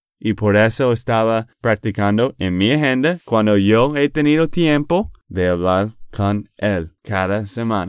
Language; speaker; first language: Spanish; non-native, fluent; English